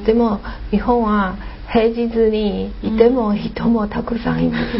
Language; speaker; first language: Japanese; non-native, learner; Chinese